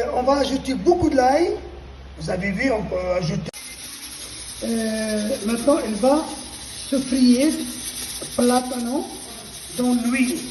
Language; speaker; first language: French; non-native, local second language; Arabic